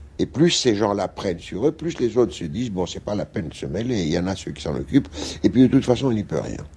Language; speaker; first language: French; non-native, fluent; Greek